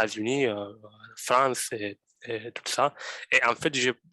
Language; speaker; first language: French; non-native, fluent; Romanian